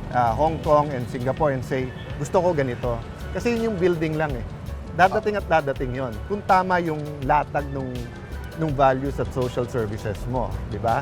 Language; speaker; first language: Filipino; native; Filipino